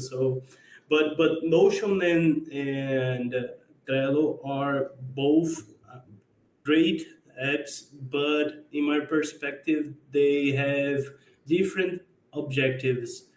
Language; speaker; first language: English; non-native, fluent; Portuguese